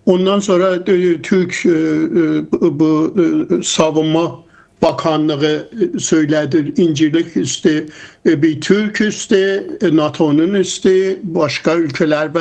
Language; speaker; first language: Turkish; non-native, fluent; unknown